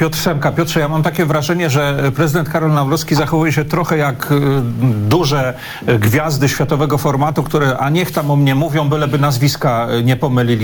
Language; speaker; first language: Polish; native; Polish